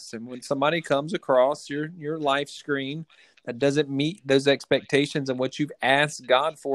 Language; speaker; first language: English; native; English